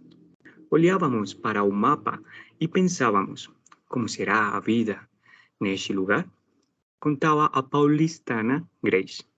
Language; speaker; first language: Portuguese; non-native, learner; Spanish